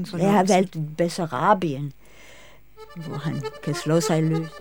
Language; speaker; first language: Danish; non-native, fluent; English